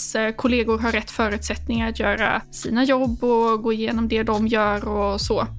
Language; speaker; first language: Swedish; native; Swedish